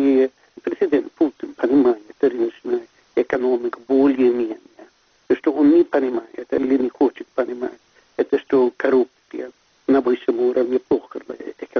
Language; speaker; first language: Russian; non-native, fluent; Swedish